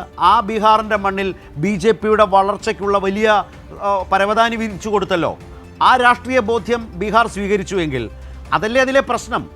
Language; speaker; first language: Malayalam; native; Malayalam